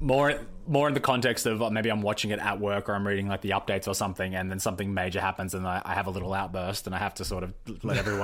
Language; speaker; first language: English; native; English